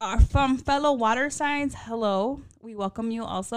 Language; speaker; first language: English; early bilingual, other home language; Spanish